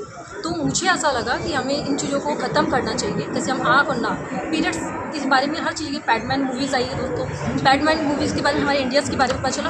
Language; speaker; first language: Hindi; native; Hindi